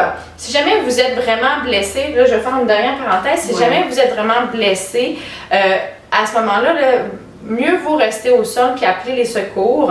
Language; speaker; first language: French; native; French